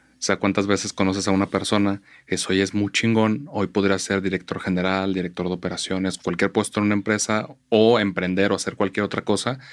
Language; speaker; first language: Spanish; native; Spanish